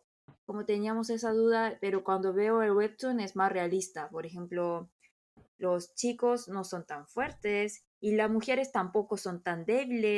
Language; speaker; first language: Spanish; non-native, fluent; Korean